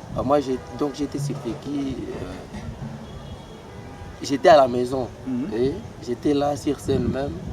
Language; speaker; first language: French; non-native, local second language; Nande